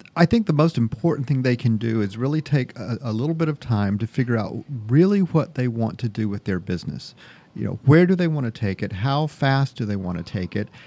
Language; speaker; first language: English; native; English